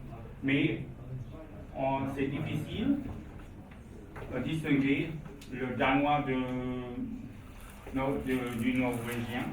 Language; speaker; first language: French; non-native, fluent; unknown